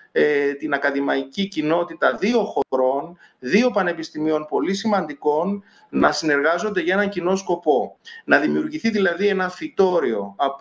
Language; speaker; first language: Greek; native; Greek